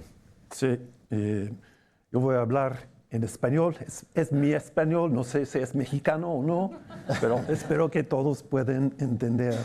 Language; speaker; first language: Spanish; non-native, fluent; English